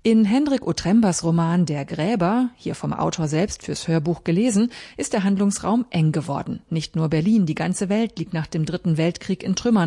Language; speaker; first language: German; native; German